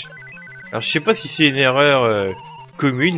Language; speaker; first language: French; native; French